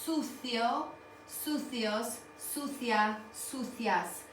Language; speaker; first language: Spanish; non-native, fluent; English